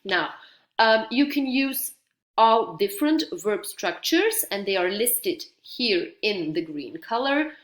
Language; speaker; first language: English; non-native, fluent; Dutch